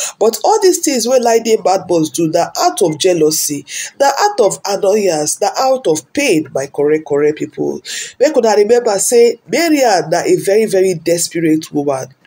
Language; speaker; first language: Nigerian Pidgin; non-native, local second language; Yoruba